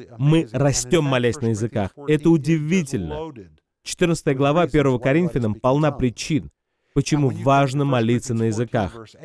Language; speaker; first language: Russian; non-native, fluent; English